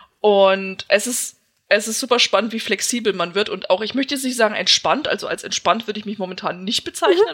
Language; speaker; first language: German; native; German